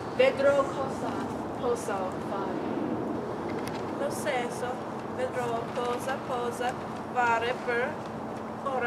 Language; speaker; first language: Italian; non-native, learner; English